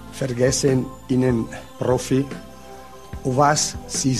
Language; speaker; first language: German; non-native, learner; Italian